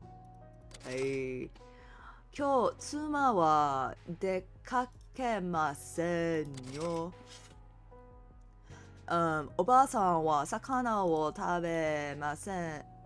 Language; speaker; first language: Japanese; non-native, learner; English